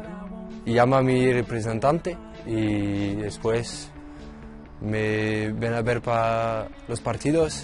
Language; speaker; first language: Spanish; non-native, learner; French